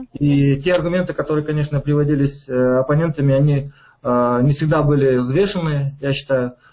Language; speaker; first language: Russian; non-native, local second language; Kyrgyz